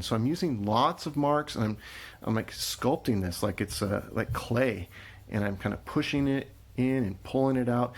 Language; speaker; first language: English; native; English